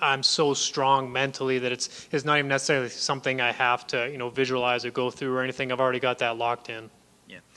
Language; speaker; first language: English; native; English